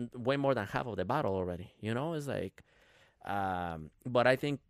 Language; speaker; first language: English; non-native, fluent; Spanish